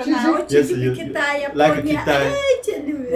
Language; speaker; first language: Russian; non-native, local second language; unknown